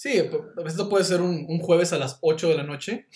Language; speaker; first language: Spanish; native; Spanish